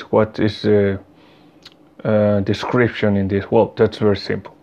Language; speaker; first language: English; non-native, learner; Spanish